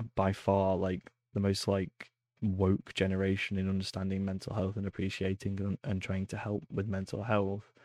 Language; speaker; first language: English; native; English